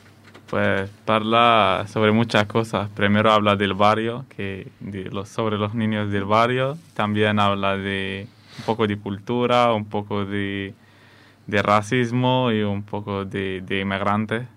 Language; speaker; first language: Spanish; non-native, fluent; Arabic